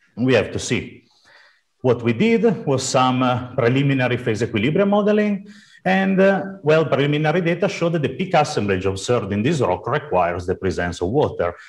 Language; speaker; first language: English; non-native, fluent; Italian